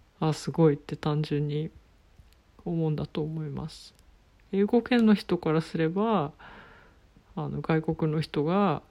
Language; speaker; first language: Japanese; native; Japanese